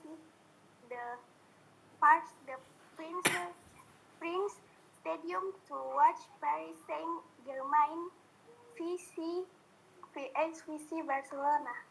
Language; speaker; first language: English; non-native, learner; Indonesian